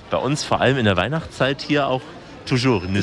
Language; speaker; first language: German; native; German